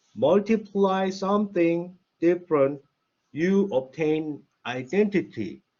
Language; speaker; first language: English; non-native, fluent; Korean